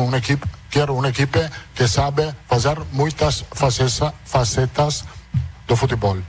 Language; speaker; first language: Portuguese; non-native, fluent; Italian